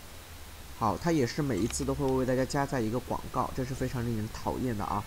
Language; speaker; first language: Chinese; native; Chinese